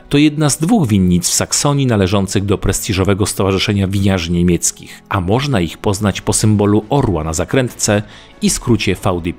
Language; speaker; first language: Polish; native; Polish